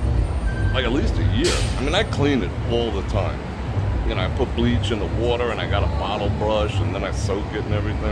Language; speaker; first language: English; native; English